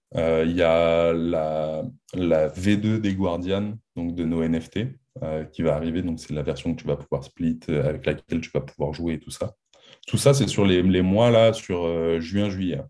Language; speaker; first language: French; native; French